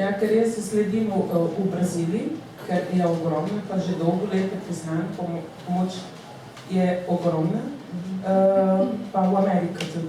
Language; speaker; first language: Slovenian; non-native, learner; Portuguese